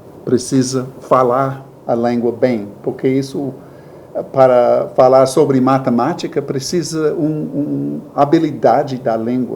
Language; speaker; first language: Portuguese; non-native, learner; English